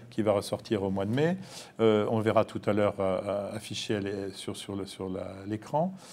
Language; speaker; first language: French; native; French